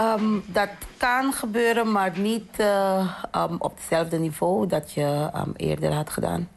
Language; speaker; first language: Dutch; non-native, fluent; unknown